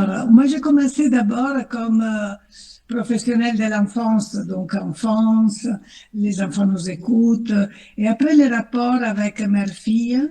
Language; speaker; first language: French; non-native, fluent; Italian